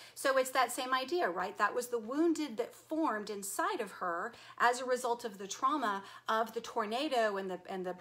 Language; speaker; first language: English; native; English